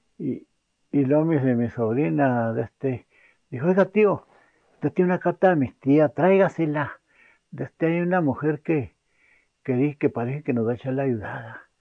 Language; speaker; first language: Spanish; native; Spanish